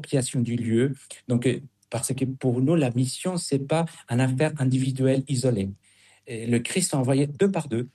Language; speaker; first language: French; non-native, fluent; Spanish